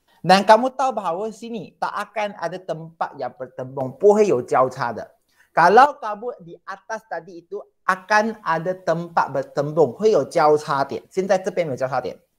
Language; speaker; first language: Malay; non-native, local second language; Chinese